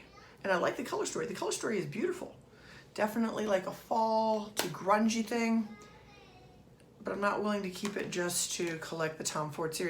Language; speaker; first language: English; native; English